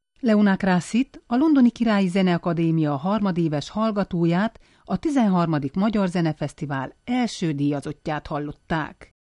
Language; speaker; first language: Hungarian; native; Hungarian